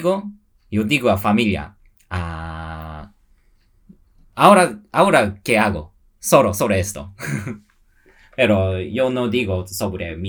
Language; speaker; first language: Spanish; non-native, learner; Japanese